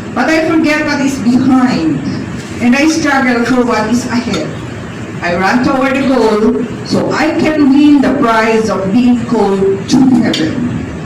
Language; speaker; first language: English; non-native, local second language; Filipino